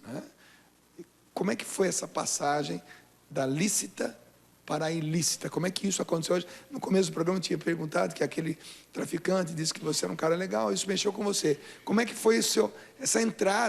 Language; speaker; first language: Portuguese; native; Portuguese